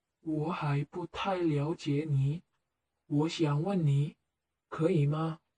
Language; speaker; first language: Chinese; non-native, learner; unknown